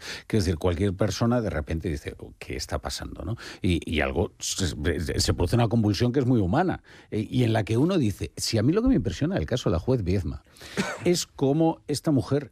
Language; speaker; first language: Spanish; native; Spanish